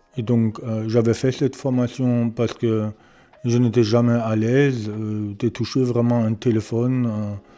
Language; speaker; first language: French; non-native, learner; German